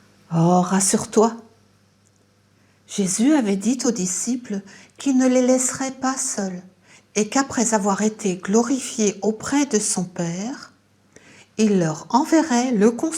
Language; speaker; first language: French; native; French